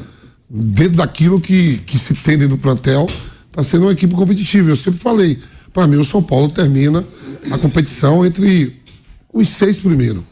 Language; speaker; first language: Portuguese; native; Portuguese